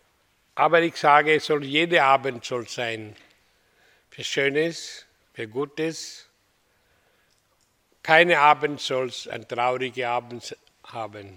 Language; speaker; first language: German; non-native, learner; Hindi